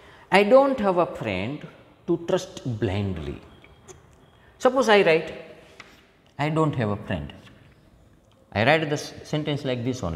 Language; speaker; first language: English; non-native, local second language; Gujarati